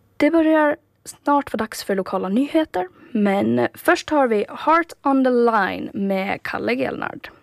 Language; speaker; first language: Swedish; native; Swedish